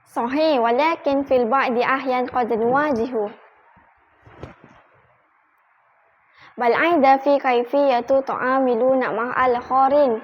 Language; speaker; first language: Arabic; non-native, learner; Malay